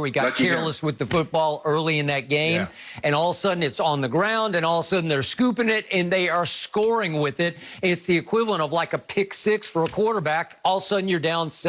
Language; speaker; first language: English; native; English